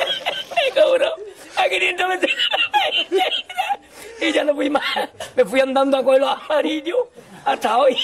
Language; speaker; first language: Spanish; native; Spanish